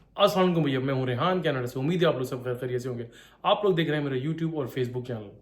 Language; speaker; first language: Urdu; native; Urdu